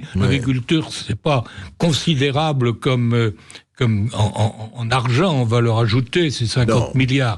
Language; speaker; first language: French; native; French